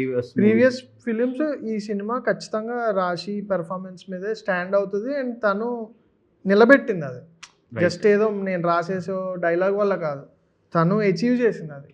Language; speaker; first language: Telugu; native; Telugu